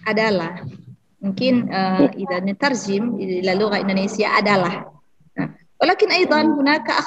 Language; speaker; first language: Arabic; non-native, fluent; Indonesian